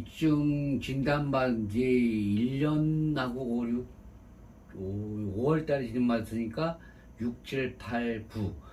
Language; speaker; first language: Korean; native; Korean